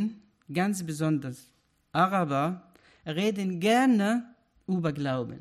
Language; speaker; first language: German; non-native, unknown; Arabic